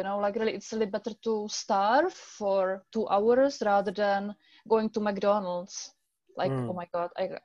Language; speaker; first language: English; non-native, fluent; Czech